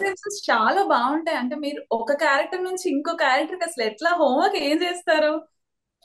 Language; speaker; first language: Telugu; native; Telugu